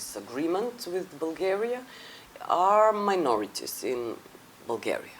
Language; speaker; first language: English; non-native, fluent; Macedonian